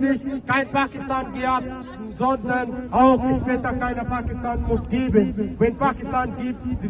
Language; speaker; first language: German; non-native, learner; Baluchi